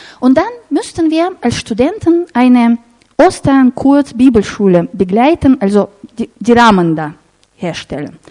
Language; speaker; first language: German; non-native, fluent; Russian